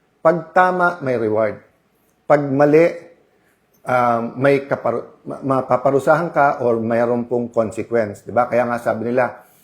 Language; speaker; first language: Filipino; native; Filipino